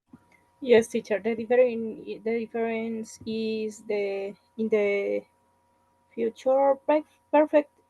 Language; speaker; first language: English; non-native, learner; Spanish